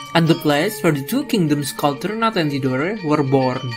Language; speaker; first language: English; non-native, fluent; Indonesian